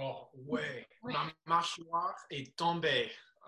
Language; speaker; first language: French; non-native, learner; English